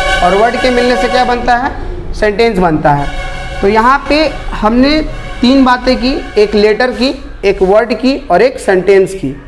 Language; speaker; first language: Hindi; native; Hindi